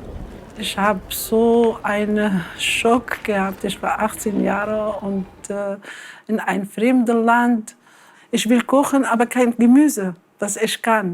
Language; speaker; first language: German; non-native, learner; Arabic